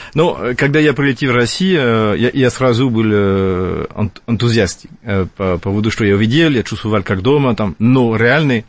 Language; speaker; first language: Russian; non-native, fluent; French